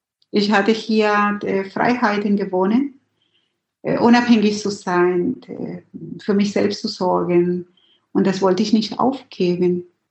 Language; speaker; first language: German; non-native, fluent; Spanish